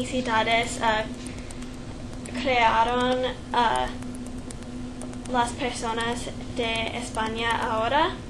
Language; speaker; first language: Spanish; non-native, learner; English